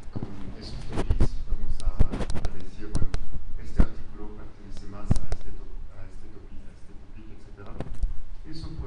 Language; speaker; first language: Spanish; non-native, fluent; French